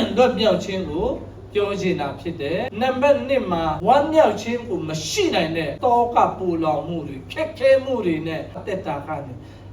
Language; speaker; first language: Burmese; non-native, local second language; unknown